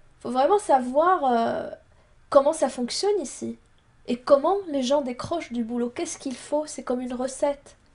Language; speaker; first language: French; non-native, local second language; Arabic